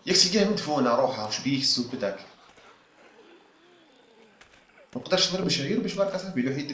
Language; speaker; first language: Arabic; native; Arabic